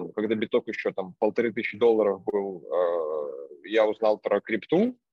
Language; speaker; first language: Russian; native; Russian